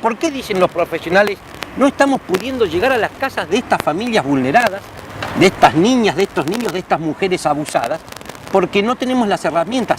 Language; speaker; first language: Spanish; native; Spanish